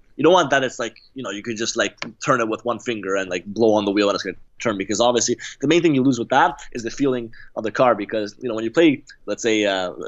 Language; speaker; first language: English; native; English